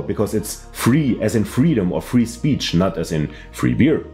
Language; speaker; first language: English; non-native, fluent; German